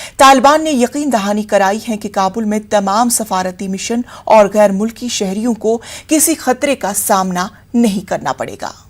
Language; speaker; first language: Hindi; native; Hindi